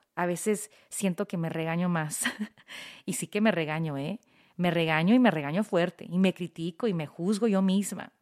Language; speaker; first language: Spanish; early bilingual, heritage; Spanish